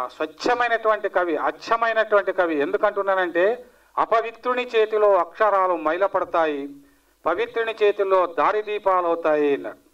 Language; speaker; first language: Telugu; native; Telugu